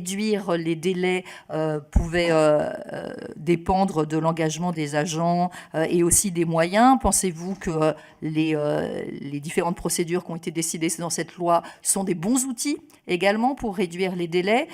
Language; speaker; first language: French; native; French